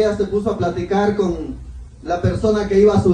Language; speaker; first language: Spanish; native; Spanish